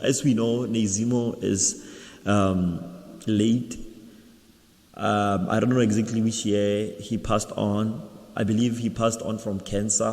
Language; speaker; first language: English; non-native, local second language; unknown